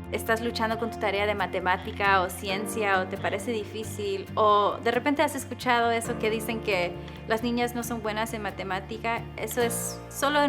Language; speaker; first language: Spanish; early bilingual, other home language; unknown